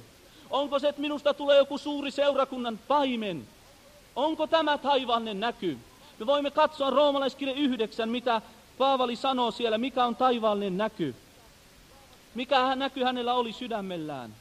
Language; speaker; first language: Finnish; native; Finnish